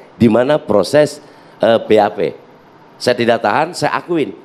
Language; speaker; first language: Indonesian; native; Indonesian